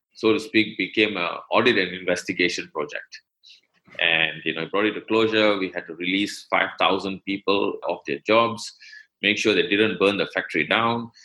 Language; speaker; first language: English; non-native, local second language; Tamil